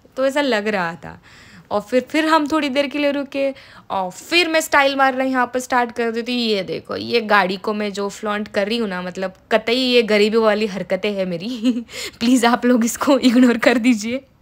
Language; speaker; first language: Hindi; non-native, local second language; Marathi